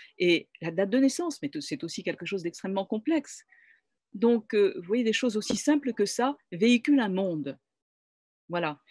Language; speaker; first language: French; native; French